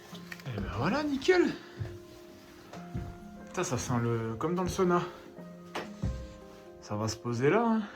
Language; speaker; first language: French; native; French